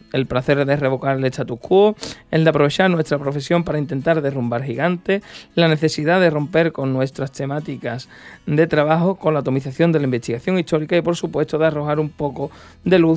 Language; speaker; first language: Spanish; native; Spanish